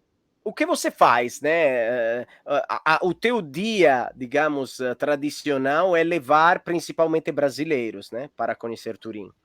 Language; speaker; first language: Portuguese; non-native, fluent; Italian